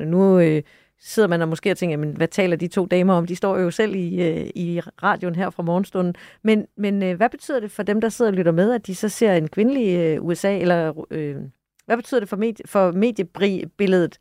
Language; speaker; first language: Danish; native; Danish